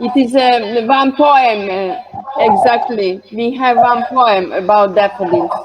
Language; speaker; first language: English; non-native, learner; Hungarian